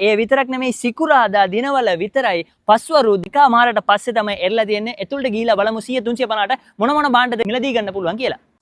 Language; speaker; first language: Sinhala; non-native, local second language; Tamil